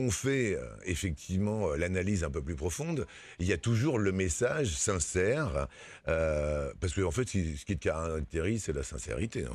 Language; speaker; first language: French; native; French